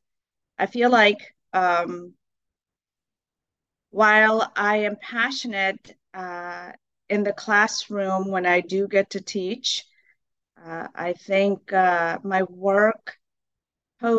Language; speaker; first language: English; native; English